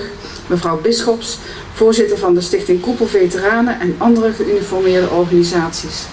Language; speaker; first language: Dutch; native; Dutch